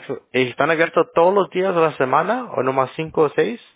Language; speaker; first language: Spanish; early bilingual, heritage; English